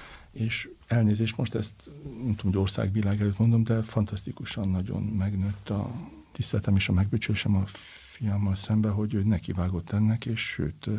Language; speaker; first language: Hungarian; native; Hungarian